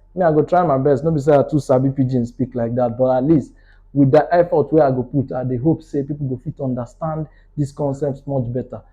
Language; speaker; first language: Nigerian Pidgin; non-native, local second language; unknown